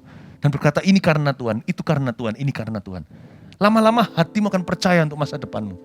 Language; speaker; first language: Indonesian; native; Indonesian